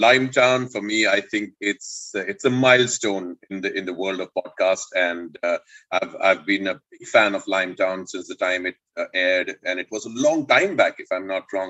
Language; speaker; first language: English; non-native, local second language; Hindi